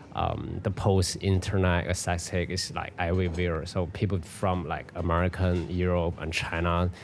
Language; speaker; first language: English; non-native, fluent; Chinese